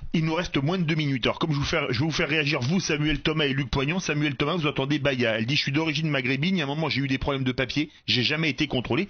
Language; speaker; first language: French; native; French